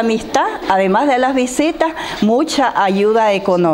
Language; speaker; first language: Spanish; native; Spanish